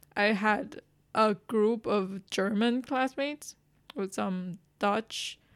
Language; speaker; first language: English; non-native, fluent; Chinese